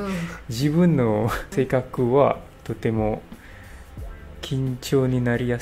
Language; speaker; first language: Japanese; non-native, learner; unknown